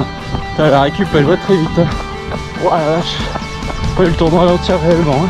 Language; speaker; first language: French; native; French